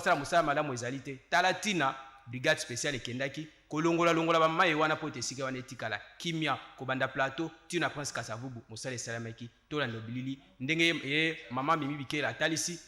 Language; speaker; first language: Lingala; native; Lingala